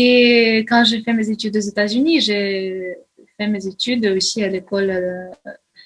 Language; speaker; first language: French; non-native, fluent; Russian